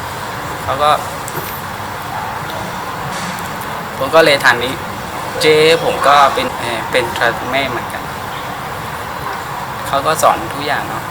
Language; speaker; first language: Thai; non-native, fluent; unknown